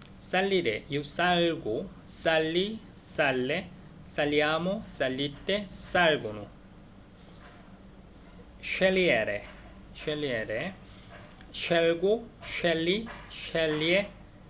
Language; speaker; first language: Italian; non-native, learner; Korean